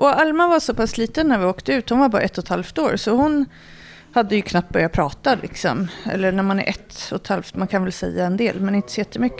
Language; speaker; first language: Swedish; native; Swedish